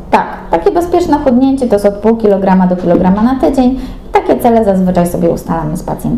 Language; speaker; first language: Polish; native; Polish